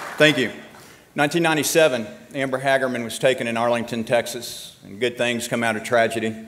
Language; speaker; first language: English; native; English